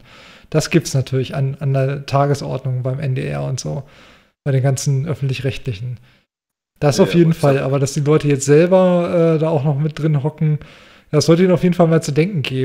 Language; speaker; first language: German; native; German